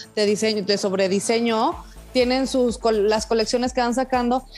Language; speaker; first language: Spanish; native; Spanish